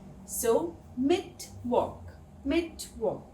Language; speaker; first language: German; non-native, fluent; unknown